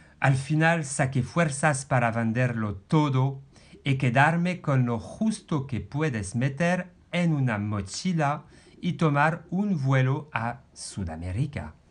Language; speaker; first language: Spanish; non-native, fluent; French